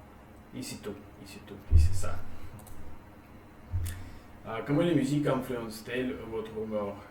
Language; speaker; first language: French; non-native, learner; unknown